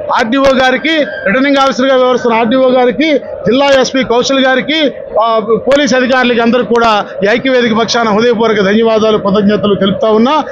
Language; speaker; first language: Telugu; native; Telugu